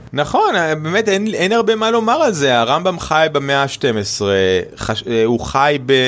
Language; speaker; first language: Hebrew; native; Hebrew